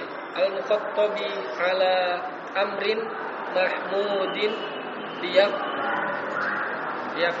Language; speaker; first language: Arabic; non-native, learner; Indonesian